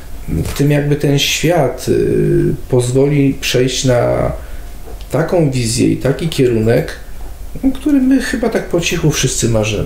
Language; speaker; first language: Polish; native; Polish